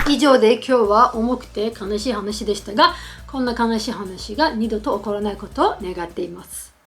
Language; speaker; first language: Japanese; non-native, fluent; Turkish